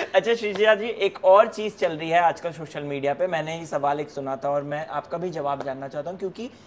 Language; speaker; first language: Hindi; native; Hindi